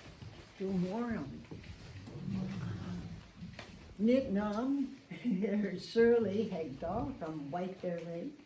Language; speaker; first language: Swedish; non-native, learner; English